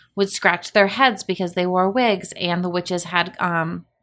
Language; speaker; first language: English; native; English